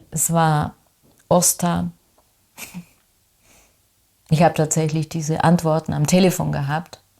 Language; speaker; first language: German; non-native, fluent; Spanish